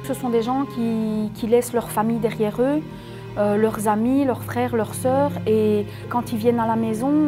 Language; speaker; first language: French; native; French